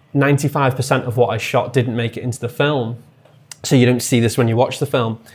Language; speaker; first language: English; native; English